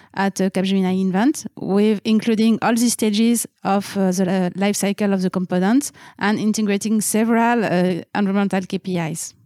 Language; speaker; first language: English; non-native, fluent; French